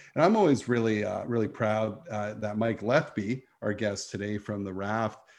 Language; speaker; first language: English; native; English